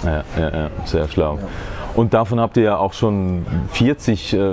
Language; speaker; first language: German; native; German